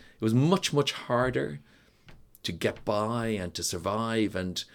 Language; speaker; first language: English; native; English